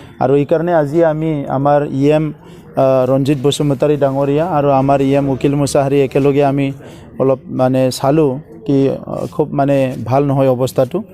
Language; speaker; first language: Assamese; non-native, local second language; Bodo